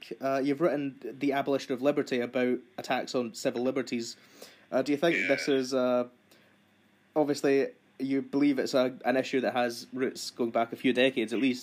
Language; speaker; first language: English; native; English